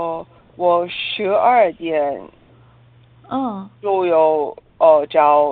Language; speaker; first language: Chinese; non-native, learner; Korean